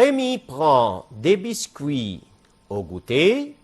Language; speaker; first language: French; non-native, fluent; Arabic